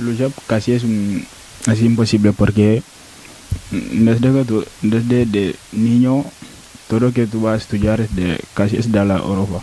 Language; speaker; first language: Spanish; non-native, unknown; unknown